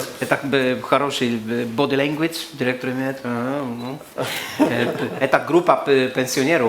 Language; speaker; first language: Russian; non-native, fluent; Polish